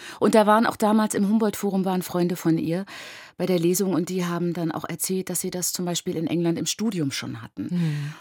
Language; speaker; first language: German; early bilingual, other home language; Persian